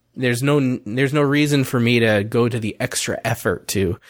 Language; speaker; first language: English; native; English